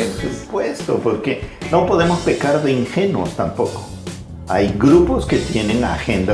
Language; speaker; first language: Spanish; native; Spanish